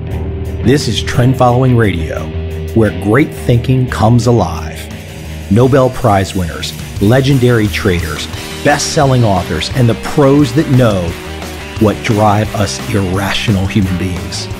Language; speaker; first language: English; native; English